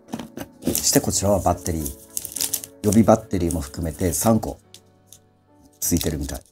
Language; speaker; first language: Japanese; native; Japanese